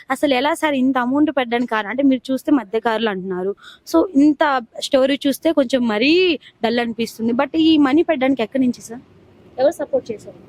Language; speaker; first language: Telugu; native; Telugu